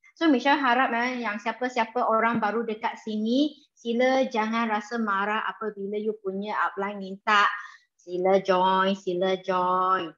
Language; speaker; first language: Malay; non-native, local second language; Chinese